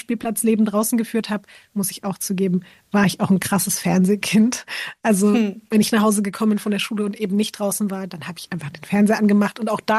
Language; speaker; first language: German; native; German